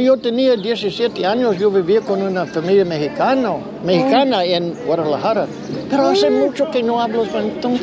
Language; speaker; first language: Spanish; non-native, learner; English